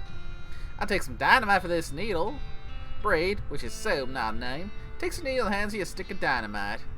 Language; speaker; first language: English; native; English